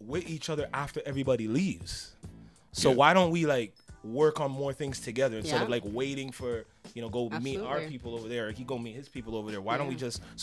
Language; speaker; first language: English; native; English